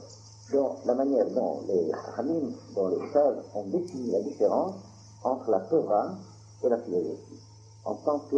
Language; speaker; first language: French; native; French